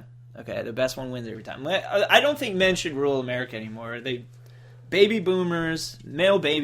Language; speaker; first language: English; native; English